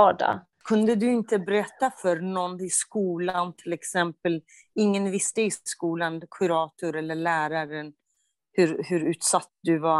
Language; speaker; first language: Swedish; non-native, fluent; Kurdish